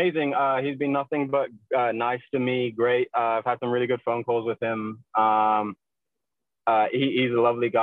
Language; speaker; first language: English; native; English